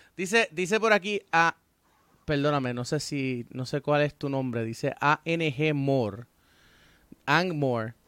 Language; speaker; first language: Spanish; native; Spanish